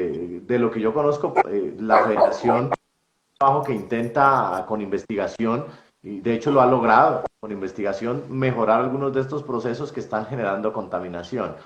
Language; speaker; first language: Spanish; native; Spanish